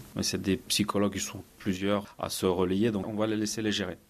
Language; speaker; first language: French; non-native, fluent; Ukrainian